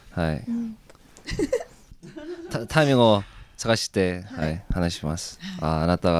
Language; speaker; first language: Japanese; non-native, learner; Korean